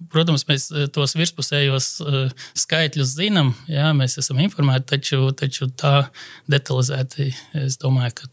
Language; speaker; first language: Latvian; native; Latvian